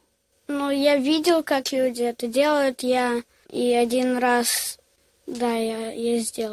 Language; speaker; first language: Russian; early bilingual, heritage; Russian